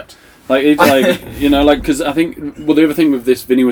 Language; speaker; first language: English; native; English